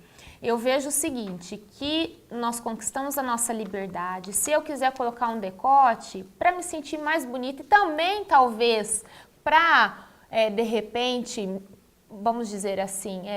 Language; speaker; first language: Portuguese; native; Portuguese